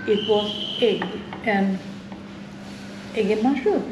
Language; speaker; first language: English; non-native, fluent; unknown